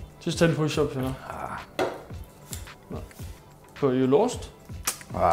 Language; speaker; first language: English; non-native, fluent; Danish